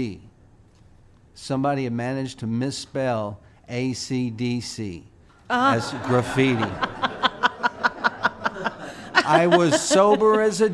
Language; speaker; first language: English; native; English